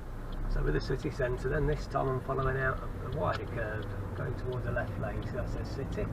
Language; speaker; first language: English; native; English